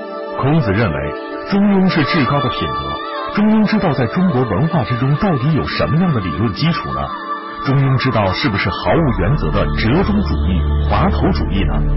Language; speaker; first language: Chinese; native; Chinese